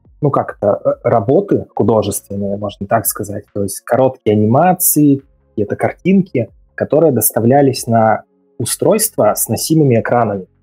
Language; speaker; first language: Russian; native; Russian